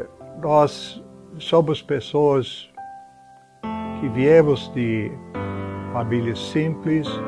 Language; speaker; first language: Portuguese; non-native, fluent; English